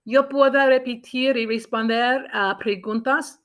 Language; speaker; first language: Spanish; non-native, learner; English